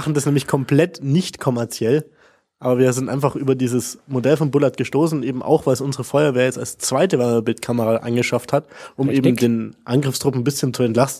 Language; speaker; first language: German; native; German